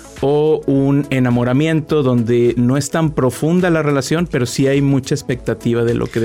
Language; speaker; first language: Spanish; native; Spanish